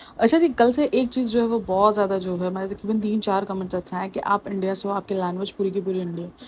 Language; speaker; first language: Urdu; native; Urdu